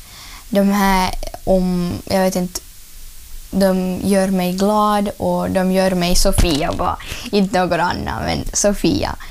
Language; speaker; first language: Swedish; non-native, learner; Russian